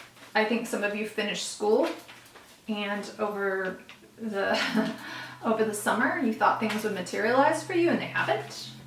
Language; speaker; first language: English; native; English